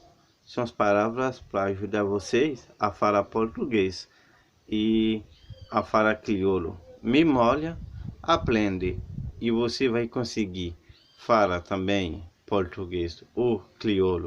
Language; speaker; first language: Portuguese; non-native, learner; Haitian Creole